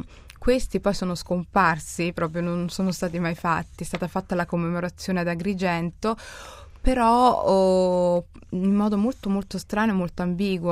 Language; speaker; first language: Italian; early bilingual, other home language; Somali